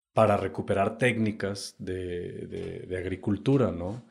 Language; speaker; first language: Spanish; native; Spanish